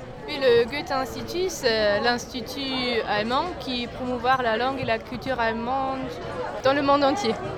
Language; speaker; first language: French; non-native, fluent; German